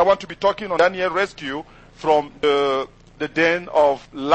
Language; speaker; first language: English; non-native, local second language; French